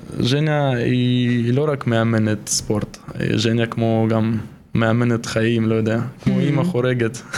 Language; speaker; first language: Hebrew; non-native, fluent; Russian